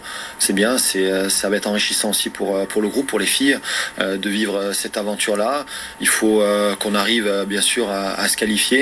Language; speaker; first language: French; native; French